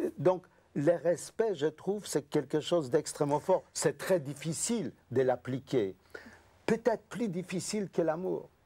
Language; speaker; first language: French; non-native, fluent; Yiddish